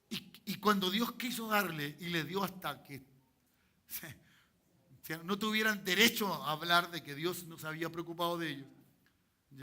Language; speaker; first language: Spanish; native; Spanish